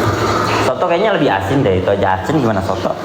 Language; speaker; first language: Indonesian; native; Indonesian